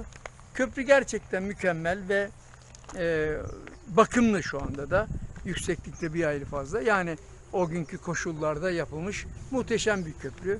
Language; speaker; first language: Turkish; native; Turkish